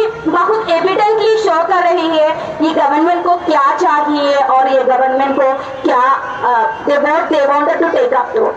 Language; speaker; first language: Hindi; non-native, local second language; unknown